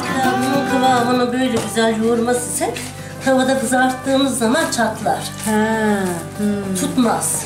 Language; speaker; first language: Turkish; native; Turkish